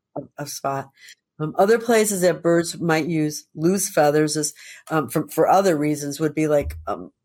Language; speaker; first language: English; native; English